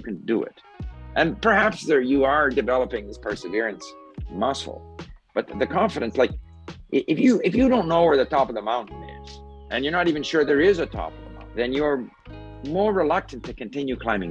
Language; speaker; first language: English; early bilingual, other home language; Swedish